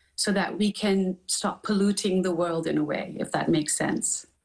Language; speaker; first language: English; native; English